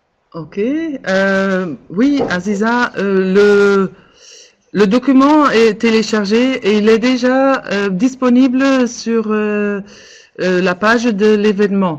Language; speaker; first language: French; non-native, local second language; Dutch